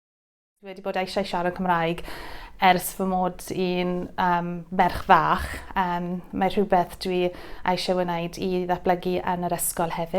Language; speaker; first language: Welsh; non-native, local second language; English